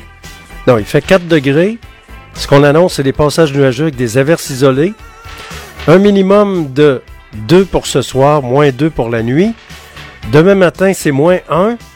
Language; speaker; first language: French; native; French